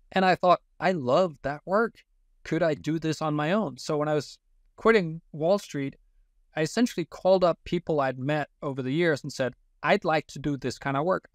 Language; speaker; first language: English; non-native, fluent; Danish